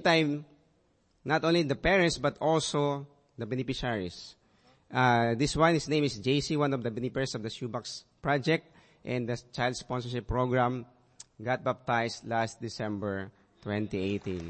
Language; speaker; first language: English; non-native, local second language; Aklanon